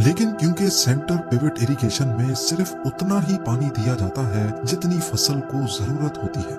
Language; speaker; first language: Urdu; native; Urdu